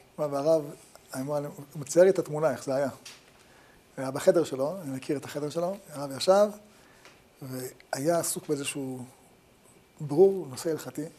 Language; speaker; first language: Hebrew; native; Hebrew